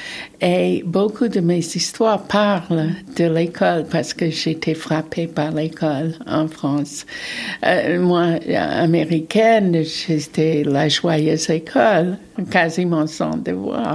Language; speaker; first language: French; non-native, fluent; English